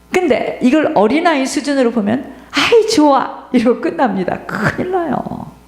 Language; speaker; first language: Korean; native; Korean